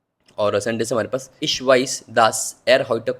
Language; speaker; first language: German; non-native, learner; Hindi